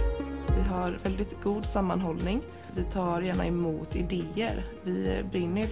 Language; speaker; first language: Swedish; native; Swedish